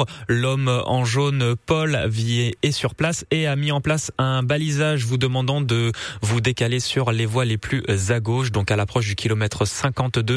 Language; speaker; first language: French; native; French